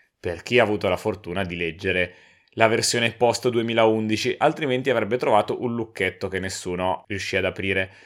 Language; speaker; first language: Italian; native; Italian